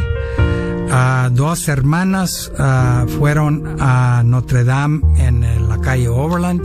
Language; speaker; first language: Spanish; early bilingual, heritage; Spanish